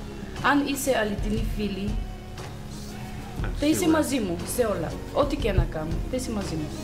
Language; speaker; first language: Greek; non-native, fluent; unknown